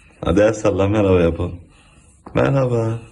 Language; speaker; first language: Turkish; native; Turkish